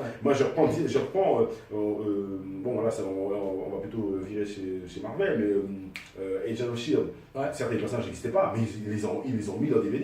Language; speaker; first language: French; native; French